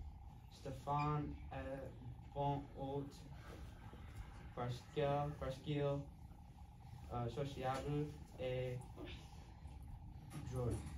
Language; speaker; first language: French; non-native, learner; English